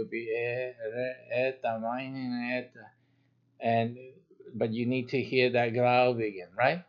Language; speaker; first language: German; non-native, learner; English